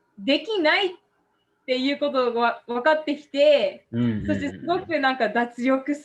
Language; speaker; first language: Japanese; non-native, fluent; English